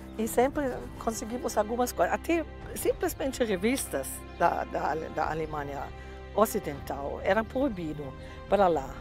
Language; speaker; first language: Portuguese; non-native, fluent; German